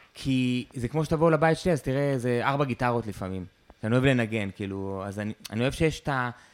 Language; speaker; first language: Hebrew; native; Hebrew